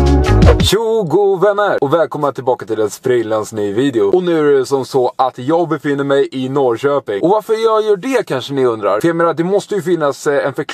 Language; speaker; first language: Swedish; native; Swedish